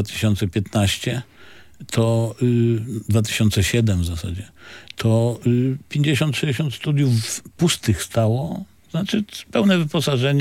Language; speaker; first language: Polish; native; Polish